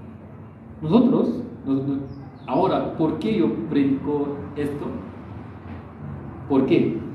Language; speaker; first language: Spanish; non-native, learner; Korean